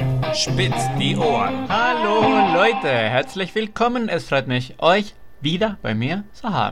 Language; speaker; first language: German; non-native, fluent; Spanish